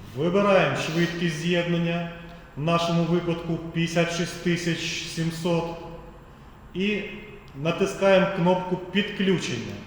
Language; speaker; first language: Ukrainian; native; Ukrainian